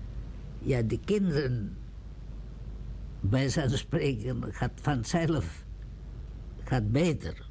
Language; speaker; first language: Dutch; non-native, learner; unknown